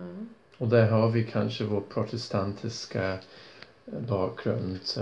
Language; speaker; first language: Swedish; non-native, fluent; English